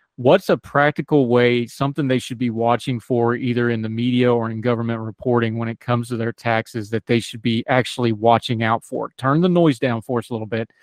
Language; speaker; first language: English; native; English